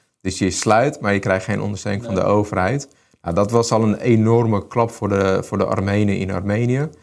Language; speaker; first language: Dutch; early bilingual, other home language; Armenian